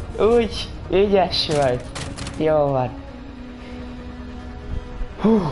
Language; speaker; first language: Hungarian; native; Hungarian